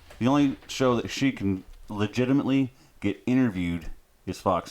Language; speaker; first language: English; native; English